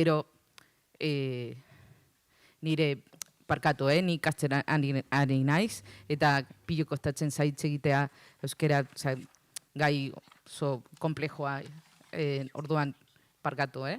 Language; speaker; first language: Basque; non-native, learner; Spanish